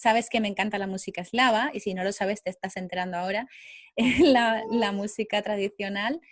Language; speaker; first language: Spanish; native; Spanish